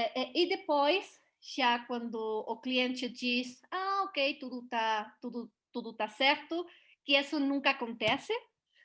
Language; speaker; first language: Portuguese; non-native, learner; Spanish